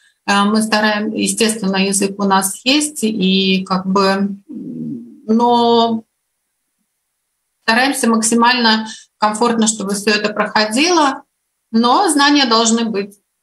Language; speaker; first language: Russian; native; Russian